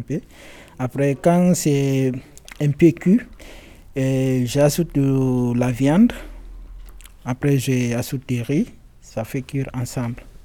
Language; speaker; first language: French; non-native, learner; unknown